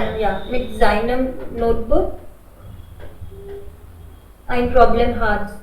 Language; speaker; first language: German; non-native, learner; Hindi